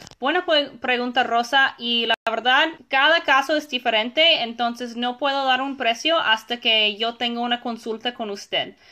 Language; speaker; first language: Spanish; non-native, fluent; English